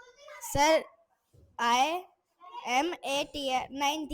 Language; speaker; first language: English; non-native, learner; Hindi